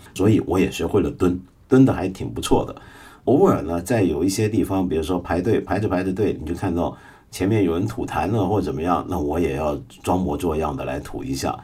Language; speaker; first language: Chinese; non-native, local second language; Cantonese